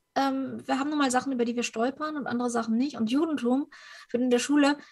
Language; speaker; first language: German; early bilingual, other home language; Ukrainian